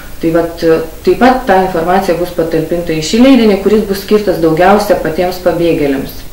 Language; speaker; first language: Lithuanian; non-native, local second language; Russian